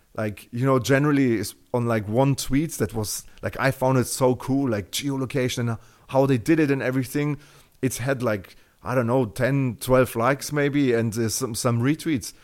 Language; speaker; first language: English; non-native, fluent; German